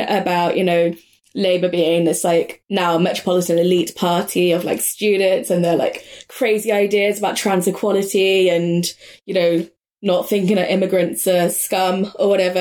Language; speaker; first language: English; native; English